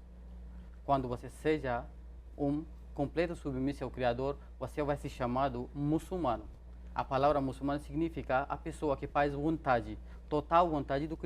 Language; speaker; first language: Portuguese; non-native, fluent; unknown